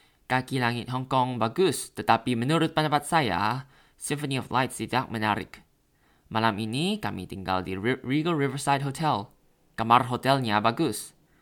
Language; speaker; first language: Indonesian; non-native, learner; Thai